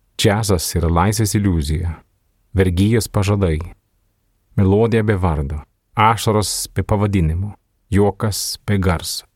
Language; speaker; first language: Lithuanian; non-native, fluent; Swedish